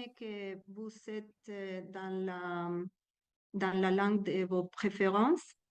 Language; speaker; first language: French; non-native, learner; Spanish